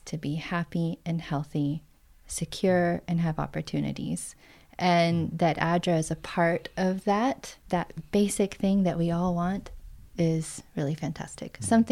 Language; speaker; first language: English; native; English